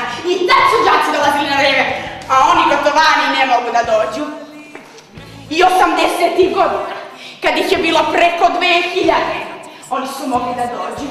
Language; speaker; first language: Bosnian; native; Bosnian